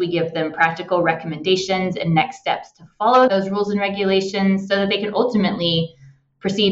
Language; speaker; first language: English; native; English